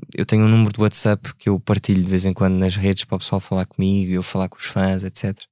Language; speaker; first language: Portuguese; early bilingual, other home language; French